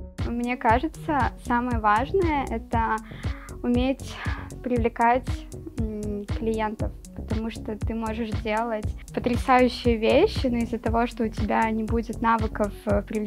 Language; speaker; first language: Russian; native; Russian